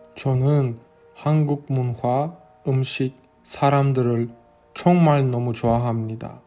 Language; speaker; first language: Korean; non-native, learner; Turkish